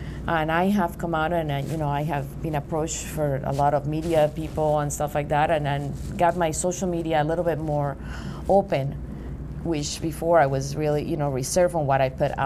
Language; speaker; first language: English; non-native, fluent; Spanish